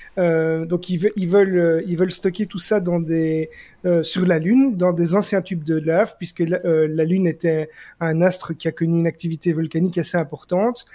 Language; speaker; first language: French; native; French